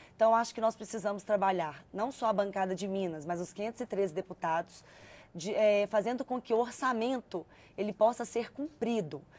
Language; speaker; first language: Portuguese; native; Portuguese